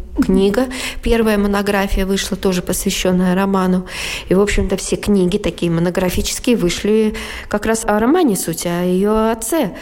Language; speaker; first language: Russian; native; Russian